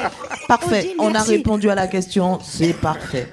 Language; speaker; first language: French; native; French